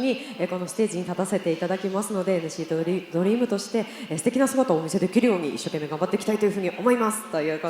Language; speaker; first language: Japanese; native; Japanese